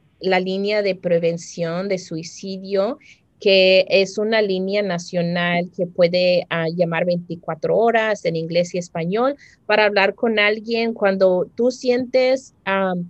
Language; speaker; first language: Spanish; early bilingual, heritage; Spanish